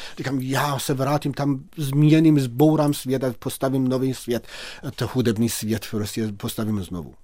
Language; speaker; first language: Czech; non-native, fluent; Persian